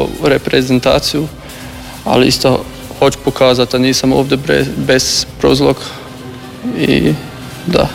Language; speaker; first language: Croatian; early bilingual, heritage; German